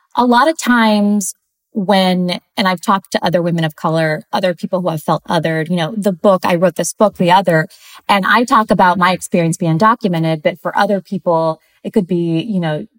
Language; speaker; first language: English; early bilingual, other home language; Spanish